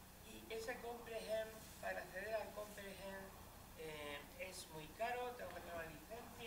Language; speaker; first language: Spanish; native; Spanish